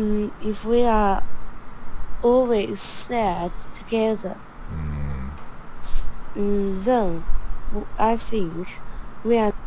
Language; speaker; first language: English; non-native, learner; Chinese